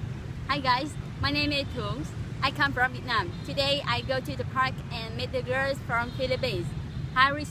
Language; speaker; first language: English; non-native, learner; Vietnamese